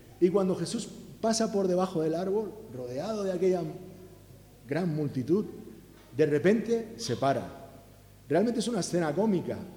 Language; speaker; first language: Spanish; native; Spanish